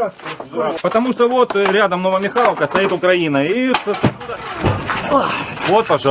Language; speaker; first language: Russian; native; Russian